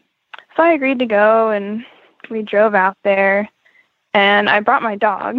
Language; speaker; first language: English; native; English